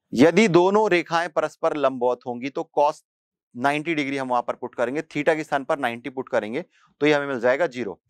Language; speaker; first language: Hindi; native; Hindi